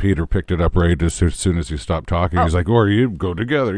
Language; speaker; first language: English; native; English